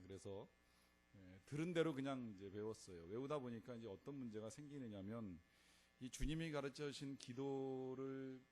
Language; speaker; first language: Korean; native; Korean